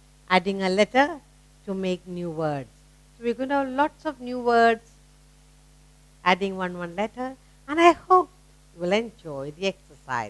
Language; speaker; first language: English; non-native, local second language; Tamil